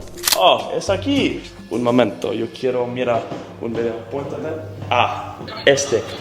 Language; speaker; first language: Spanish; non-native, learner; English